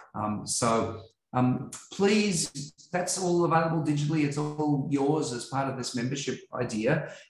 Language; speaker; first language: English; native; English